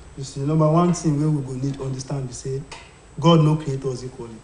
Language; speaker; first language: Nigerian Pidgin; non-native, local second language; Yoruba